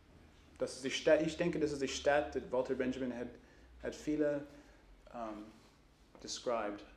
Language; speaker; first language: German; non-native, learner; English